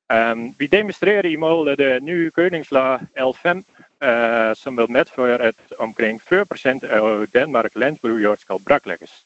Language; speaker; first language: Danish; non-native, fluent; Dutch